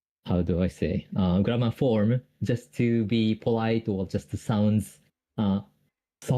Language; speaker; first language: English; non-native, fluent; Japanese